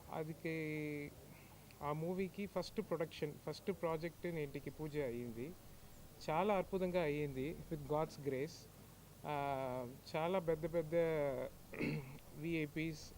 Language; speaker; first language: Telugu; non-native, learner; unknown